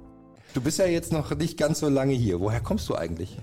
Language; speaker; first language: German; native; German